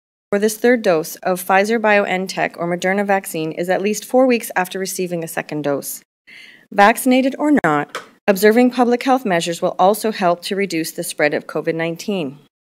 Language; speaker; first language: English; native; English